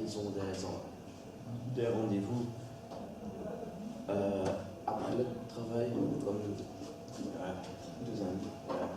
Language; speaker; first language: French; non-native, learner; Dutch